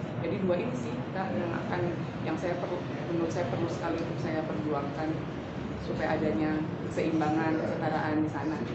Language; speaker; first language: Indonesian; native; Indonesian